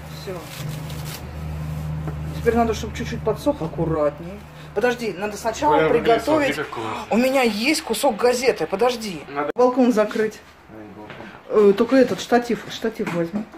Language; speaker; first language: Russian; native; Russian